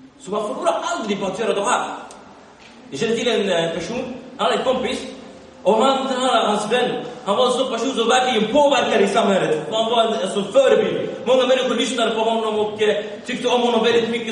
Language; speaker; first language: Swedish; early bilingual, other home language; Arabic